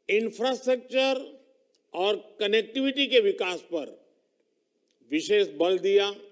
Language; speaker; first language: Hindi; non-native, local second language; Gujarati